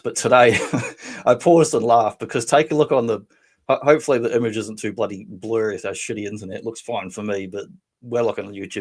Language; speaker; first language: English; native; English